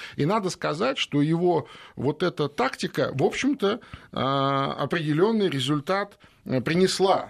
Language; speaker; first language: Russian; native; Russian